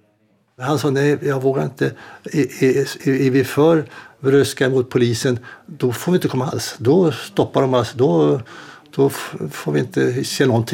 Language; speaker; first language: Swedish; native; Swedish